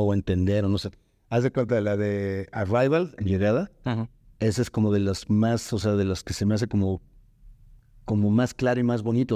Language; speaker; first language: Spanish; native; Spanish